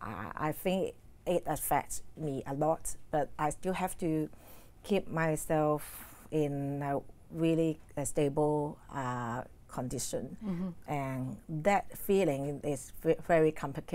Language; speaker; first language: English; non-native, learner; Cantonese